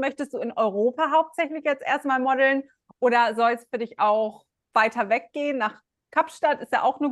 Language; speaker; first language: German; native; German